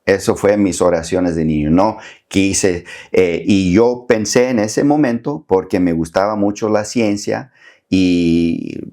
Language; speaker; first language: Spanish; early bilingual, heritage; Spanish